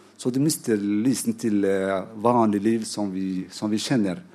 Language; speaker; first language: Norwegian; non-native, fluent; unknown